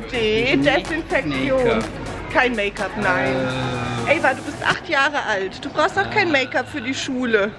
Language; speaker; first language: German; native; German